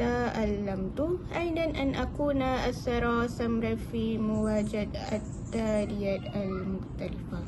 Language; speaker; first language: Arabic; non-native, learner; Malay